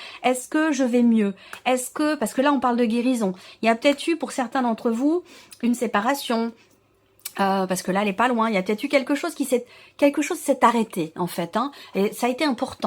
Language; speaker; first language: French; native; French